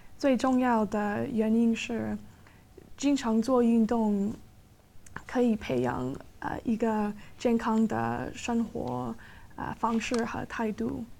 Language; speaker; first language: Chinese; non-native, fluent; English